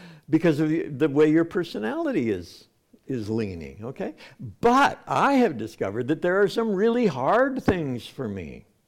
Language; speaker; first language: English; native; English